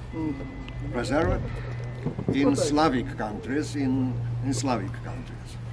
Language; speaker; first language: English; non-native, learner; Polish